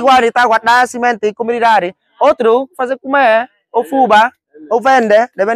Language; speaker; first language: Portuguese; non-native, learner; Vietnamese